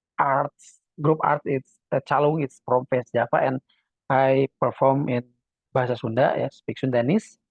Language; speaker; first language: English; non-native, learner; Indonesian